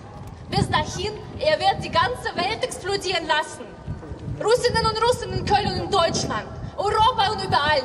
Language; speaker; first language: German; non-native, fluent; Russian